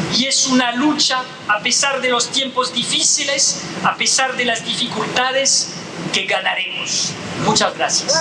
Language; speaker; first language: Spanish; non-native, fluent; French